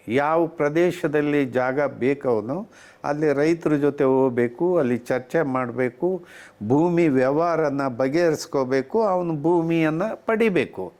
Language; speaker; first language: Kannada; native; Kannada